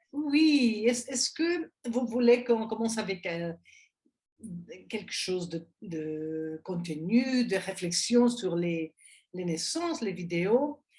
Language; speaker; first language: French; non-native, fluent; Spanish